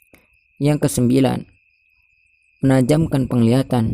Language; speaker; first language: Indonesian; native; Indonesian